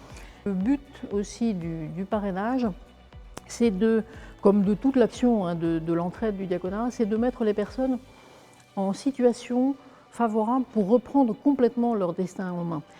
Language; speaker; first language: French; native; French